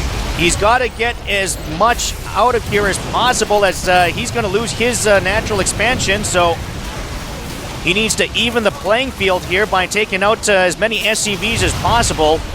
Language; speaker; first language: English; native; English